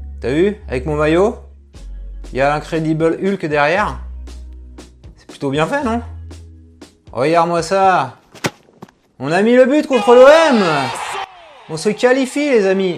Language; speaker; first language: French; native; French